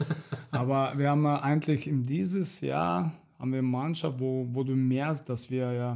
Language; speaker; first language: German; non-native, fluent; Russian